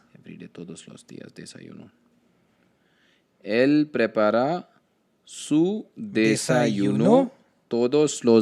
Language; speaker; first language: Spanish; non-native, learner; Hindi